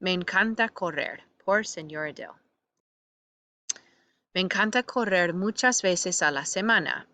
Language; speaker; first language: Spanish; non-native, fluent; English